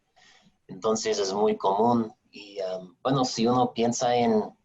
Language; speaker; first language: Spanish; non-native, fluent; English